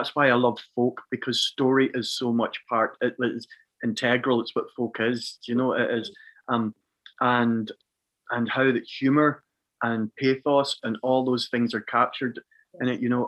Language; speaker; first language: English; native; English